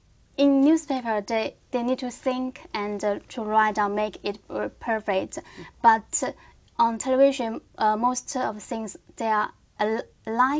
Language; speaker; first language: English; non-native, learner; Korean